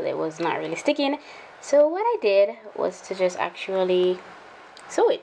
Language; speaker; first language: English; native; English